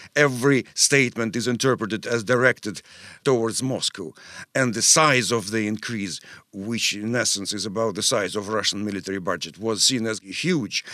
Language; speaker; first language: English; non-native, fluent; Russian